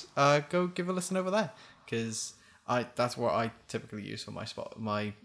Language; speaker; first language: English; native; English